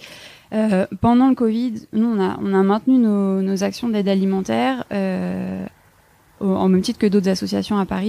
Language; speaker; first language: French; native; French